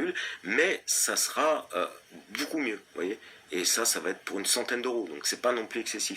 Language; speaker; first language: French; native; French